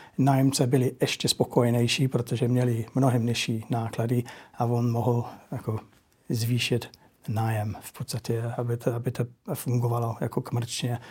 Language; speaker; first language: Czech; non-native, fluent; English